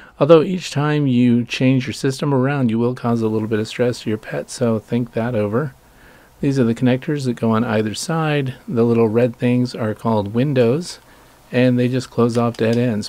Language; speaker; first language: English; native; English